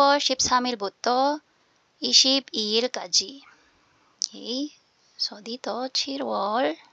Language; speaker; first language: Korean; non-native, fluent; Filipino